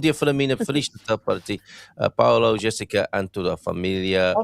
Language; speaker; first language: Portuguese; non-native, learner; English